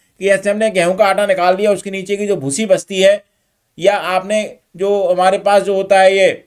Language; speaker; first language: Hindi; native; Hindi